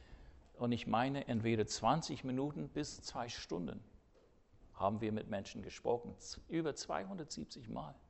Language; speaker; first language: German; non-native, fluent; English